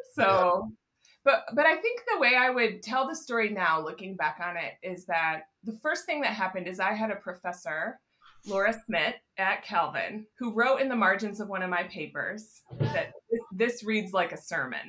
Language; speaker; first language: English; native; English